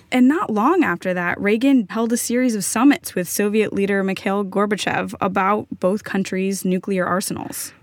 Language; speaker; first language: English; native; English